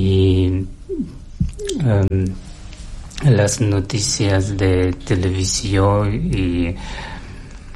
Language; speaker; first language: Catalan; non-native, learner; Russian